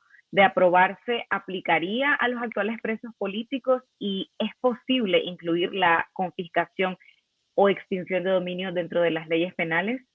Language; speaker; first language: Spanish; native; Spanish